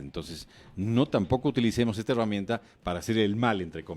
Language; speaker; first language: Spanish; native; Spanish